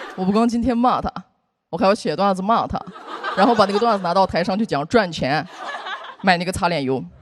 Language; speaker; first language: Chinese; non-native, local second language; Uyghur